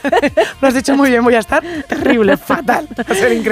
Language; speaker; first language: Spanish; native; Spanish